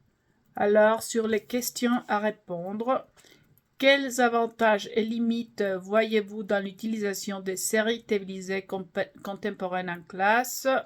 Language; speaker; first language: French; non-native, fluent; English